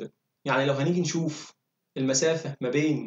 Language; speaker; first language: Arabic; native; Arabic